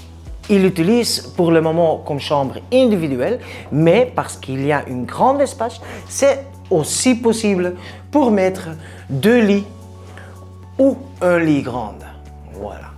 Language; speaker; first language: French; non-native, learner; Spanish